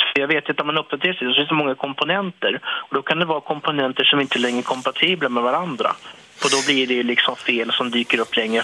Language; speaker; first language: Swedish; native; Swedish